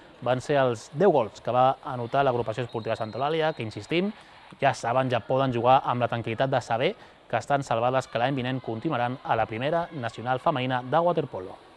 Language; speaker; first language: Catalan; native; Catalan